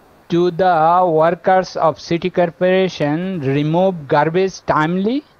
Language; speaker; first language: English; non-native, learner; Bangla